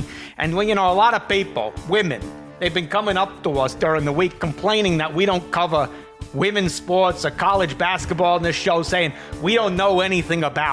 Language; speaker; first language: English; native; English